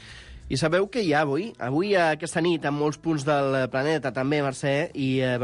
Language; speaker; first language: Catalan; native; Catalan